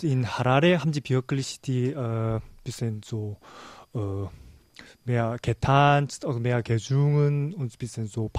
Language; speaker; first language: German; non-native, learner; Korean